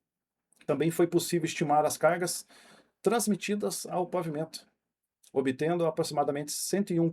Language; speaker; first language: Portuguese; native; Portuguese